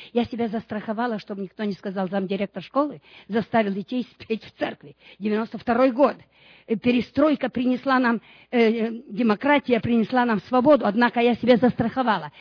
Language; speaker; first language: Russian; non-native, local second language; Romanian